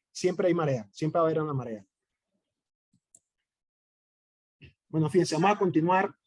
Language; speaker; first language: Spanish; native; Spanish